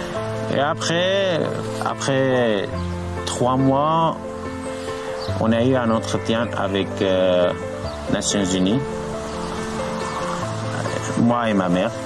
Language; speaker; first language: French; non-native, learner; Arabic